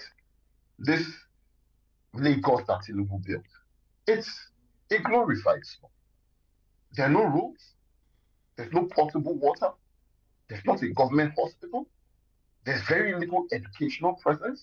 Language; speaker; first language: English; non-native, local second language; Yoruba